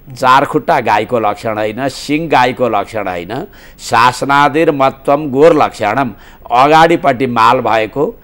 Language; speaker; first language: Nepali; native; Nepali